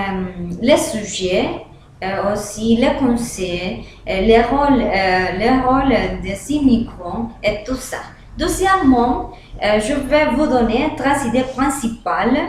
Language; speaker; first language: French; non-native, learner; Spanish